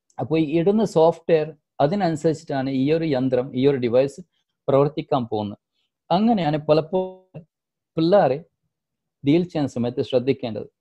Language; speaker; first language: Malayalam; non-native, local second language; Divehi